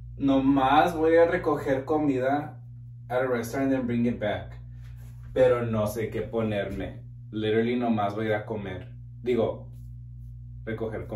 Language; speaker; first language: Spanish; early bilingual, heritage; Spanish